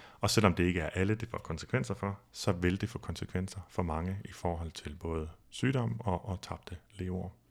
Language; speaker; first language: Danish; native; Danish